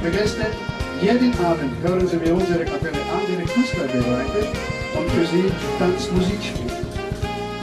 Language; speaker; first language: German; non-native, fluent; Georgian